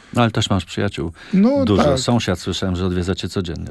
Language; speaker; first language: Polish; native; Polish